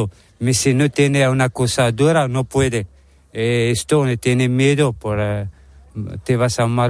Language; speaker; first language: Spanish; non-native, learner; Arabic